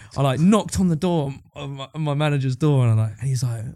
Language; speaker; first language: English; native; English